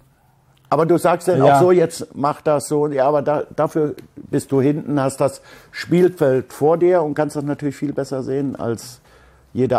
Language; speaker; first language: German; native; German